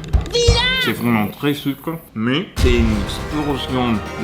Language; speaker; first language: French; non-native, learner; English